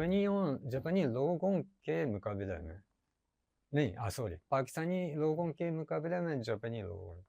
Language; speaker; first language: Hindi; non-native, learner; Japanese